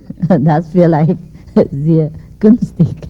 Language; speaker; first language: German; non-native, learner; Vietnamese